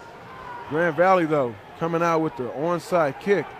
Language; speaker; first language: English; native; English